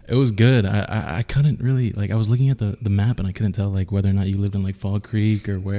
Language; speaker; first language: English; native; English